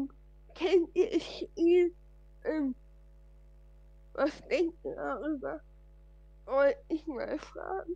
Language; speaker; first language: German; non-native, fluent; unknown